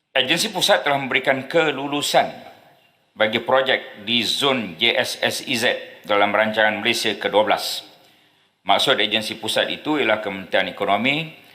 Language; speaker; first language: Malay; native; Malay